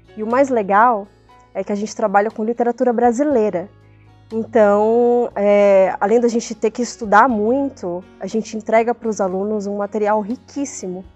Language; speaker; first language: Portuguese; native; Portuguese